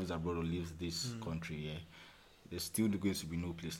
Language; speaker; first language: English; non-native, local second language; Yoruba